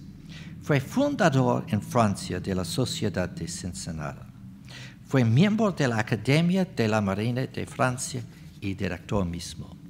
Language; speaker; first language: Spanish; non-native, fluent; English